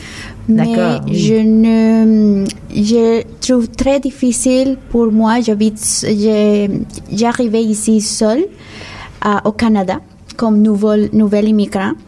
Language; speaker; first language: French; non-native, learner; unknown